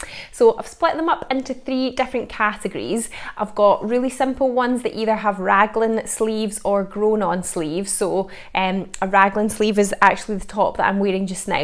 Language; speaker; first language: English; native; English